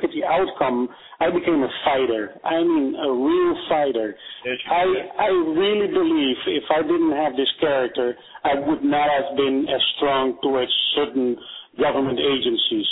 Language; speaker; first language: English; non-native, fluent; Dutch